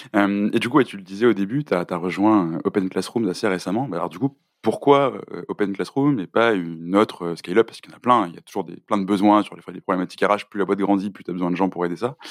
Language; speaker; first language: French; native; French